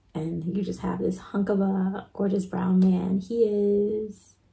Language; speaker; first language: English; native; English